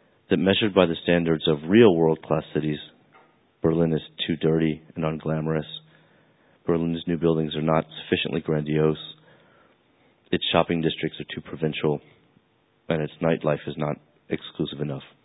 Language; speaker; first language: English; native; English